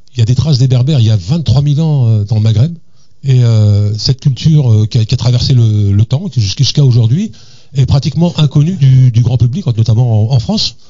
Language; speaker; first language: French; native; French